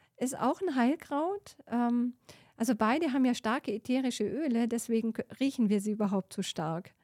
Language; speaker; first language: German; native; German